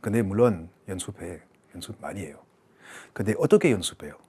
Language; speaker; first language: Korean; non-native, learner; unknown